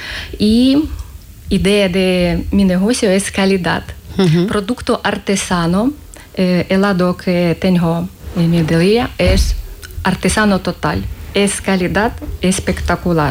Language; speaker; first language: Spanish; non-native, learner; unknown